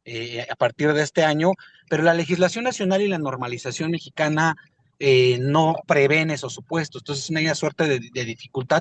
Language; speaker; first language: Spanish; native; Spanish